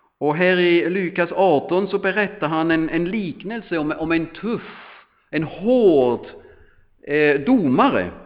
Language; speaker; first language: Swedish; non-native, fluent; German